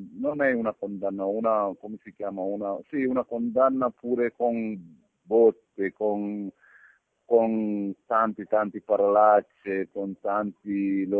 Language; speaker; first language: Italian; non-native, learner; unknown